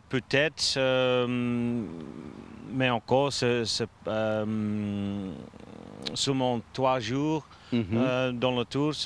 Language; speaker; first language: French; non-native, learner; Norwegian